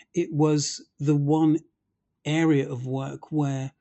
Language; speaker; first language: English; native; English